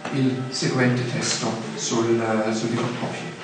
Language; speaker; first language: Italian; non-native, fluent; German